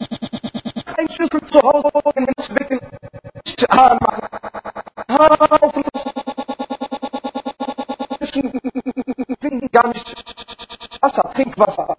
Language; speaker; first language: German; non-native, learner; Arabic